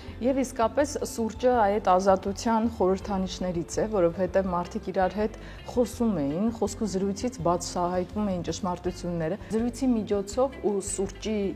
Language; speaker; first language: Armenian; native; Armenian